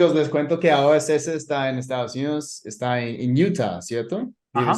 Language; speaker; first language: Spanish; non-native, fluent; English